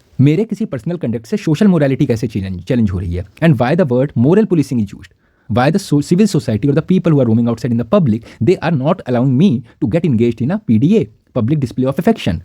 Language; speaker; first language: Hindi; native; Hindi